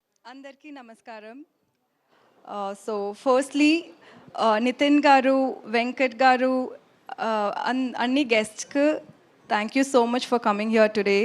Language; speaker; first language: Telugu; non-native, learner; Tamil